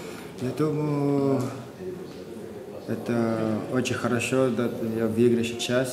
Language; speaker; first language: Russian; non-native, learner; Portuguese